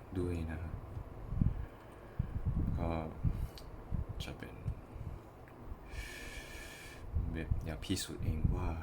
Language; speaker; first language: Thai; non-native, learner; English